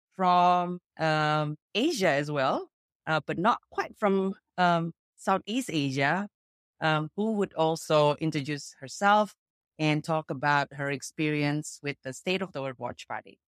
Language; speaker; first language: English; non-native, fluent; Indonesian